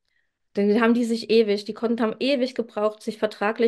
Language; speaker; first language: German; native; German